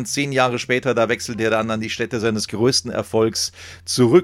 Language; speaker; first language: German; native; German